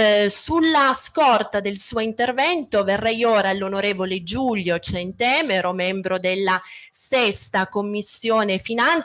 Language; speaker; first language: Italian; native; Italian